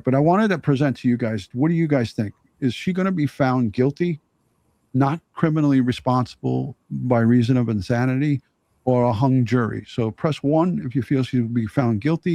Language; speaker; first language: English; native; English